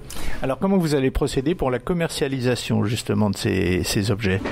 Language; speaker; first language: French; native; French